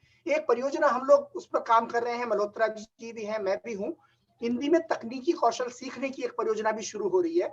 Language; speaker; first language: Hindi; native; Hindi